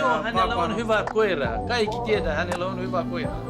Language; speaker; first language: Finnish; non-native, learner; Kurdish